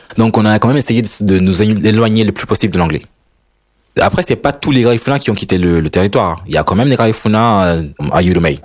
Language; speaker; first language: French; non-native, fluent; Spanish